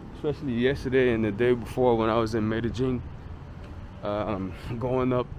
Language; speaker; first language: English; native; English